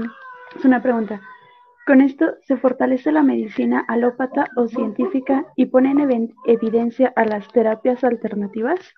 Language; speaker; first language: Spanish; native; Spanish